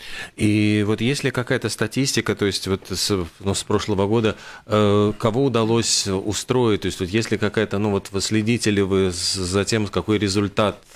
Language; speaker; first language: Russian; native; Russian